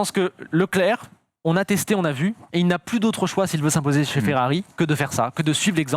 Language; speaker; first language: French; native; French